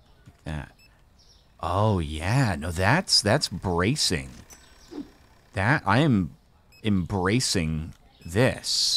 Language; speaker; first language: English; native; English